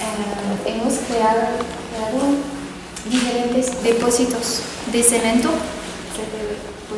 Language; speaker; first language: Spanish; non-native, fluent; French